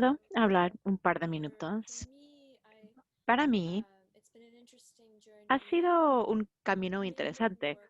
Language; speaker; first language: Spanish; non-native, fluent; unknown